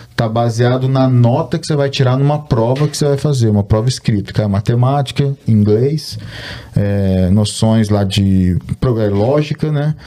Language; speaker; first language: Portuguese; native; Portuguese